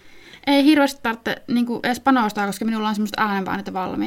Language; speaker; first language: Finnish; native; Finnish